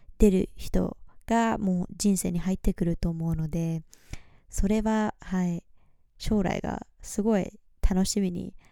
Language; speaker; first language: Japanese; early bilingual, heritage; Japanese